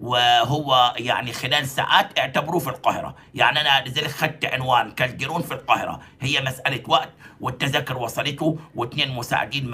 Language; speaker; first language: Arabic; native; Arabic